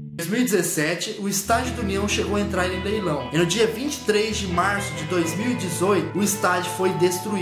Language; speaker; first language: Portuguese; native; Portuguese